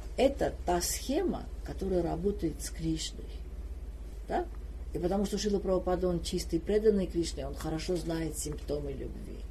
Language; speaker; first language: Russian; non-native, local second language; Armenian